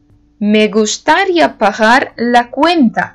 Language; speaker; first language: Spanish; non-native, learner; Turkish